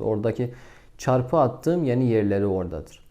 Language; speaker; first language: Turkish; non-native, fluent; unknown